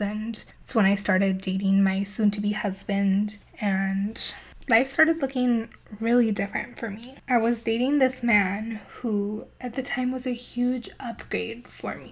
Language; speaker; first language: English; native; English